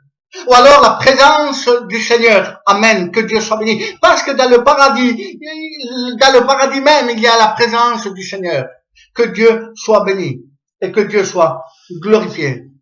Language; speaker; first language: French; native; French